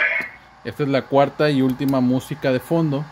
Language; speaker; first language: Spanish; native; Spanish